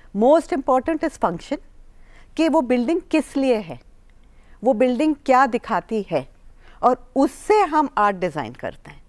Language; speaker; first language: Hindi; non-native, local second language; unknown